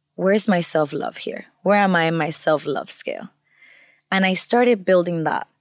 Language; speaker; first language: English; non-native, fluent; Spanish